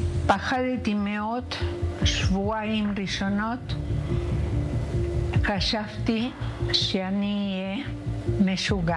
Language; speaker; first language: Hebrew; non-native, learner; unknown